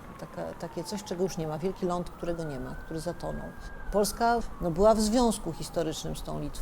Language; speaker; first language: Polish; native; Polish